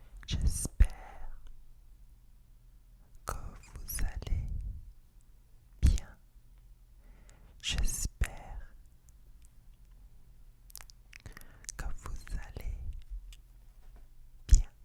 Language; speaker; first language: French; non-native, fluent; English